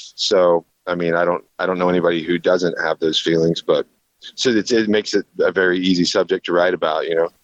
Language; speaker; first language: English; native; English